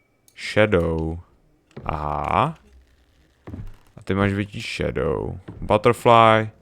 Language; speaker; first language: Czech; native; Czech